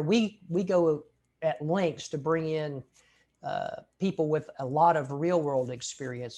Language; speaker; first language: English; native; English